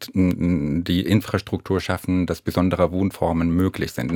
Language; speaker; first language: German; non-native, fluent; Arabic